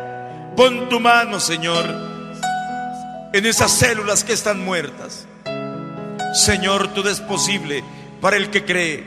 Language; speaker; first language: Spanish; native; Spanish